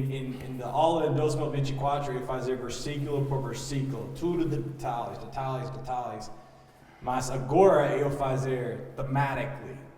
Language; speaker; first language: Portuguese; non-native, learner; English